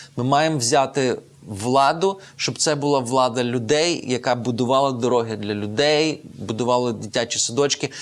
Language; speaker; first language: Ukrainian; native; Ukrainian